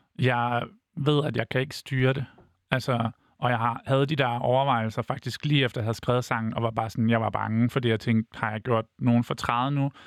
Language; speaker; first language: Danish; native; Danish